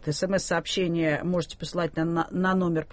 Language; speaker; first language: Russian; native; Russian